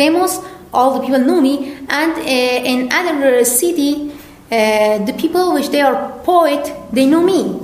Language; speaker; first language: English; non-native, learner; Persian